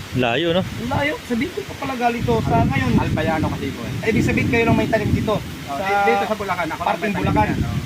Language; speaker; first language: Filipino; non-native, local second language; Bikol